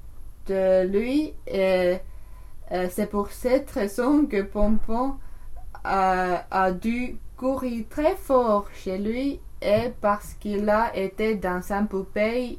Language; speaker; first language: French; non-native, learner; English